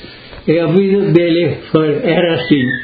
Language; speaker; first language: Portuguese; non-native, local second language; Italian